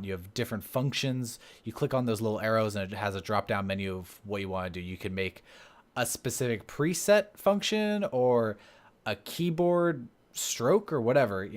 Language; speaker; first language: English; native; English